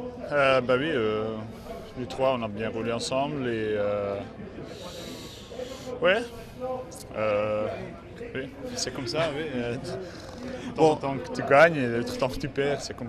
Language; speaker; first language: French; non-native, fluent; Dutch